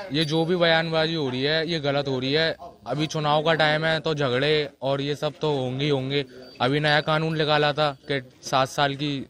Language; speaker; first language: Hindi; native; Hindi